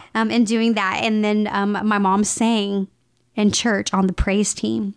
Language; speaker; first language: English; native; English